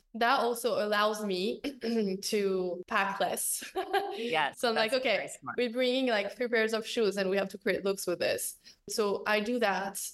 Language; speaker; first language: English; non-native, fluent; French